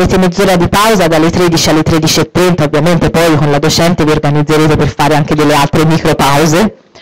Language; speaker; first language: Italian; native; Italian